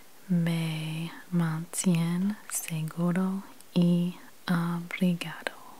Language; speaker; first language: Spanish; non-native, learner; English